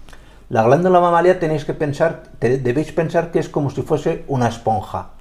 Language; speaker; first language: Spanish; native; Spanish